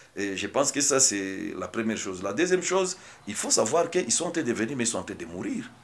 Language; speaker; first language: French; non-native, local second language; Swahili